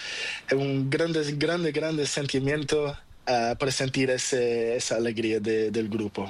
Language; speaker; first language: Spanish; non-native, learner; Portuguese